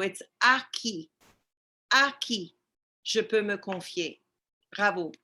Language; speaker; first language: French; non-native, fluent; English